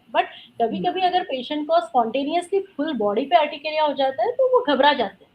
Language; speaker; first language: Hindi; non-native, local second language; Marathi